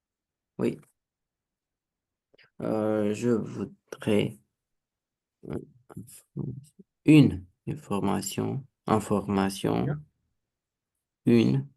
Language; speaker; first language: French; non-native, learner; Romanian